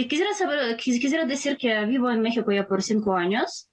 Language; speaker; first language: Spanish; non-native, fluent; Ukrainian